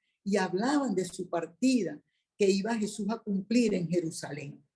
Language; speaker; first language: Spanish; native; Spanish